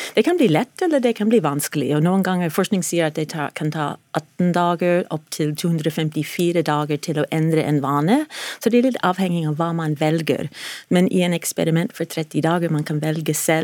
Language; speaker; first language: Norwegian; non-native, fluent; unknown